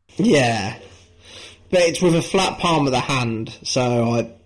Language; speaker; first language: English; native; English